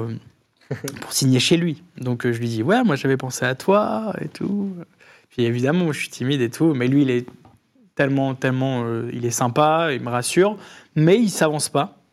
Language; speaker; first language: French; native; French